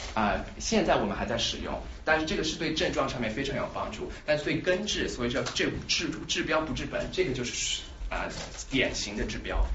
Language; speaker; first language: Chinese; native; Chinese